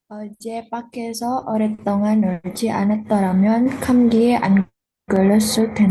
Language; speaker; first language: Korean; non-native, learner; Indonesian